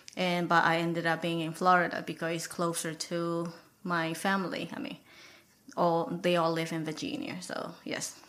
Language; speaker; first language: English; non-native, fluent; Burmese